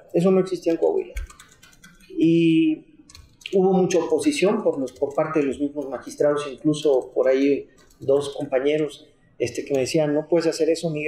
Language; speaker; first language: Spanish; native; Spanish